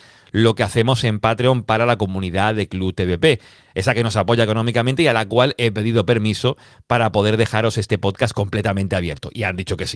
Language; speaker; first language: Spanish; native; Spanish